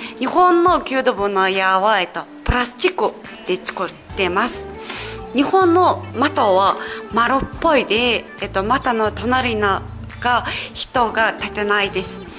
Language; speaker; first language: Japanese; non-native, fluent; Mongolian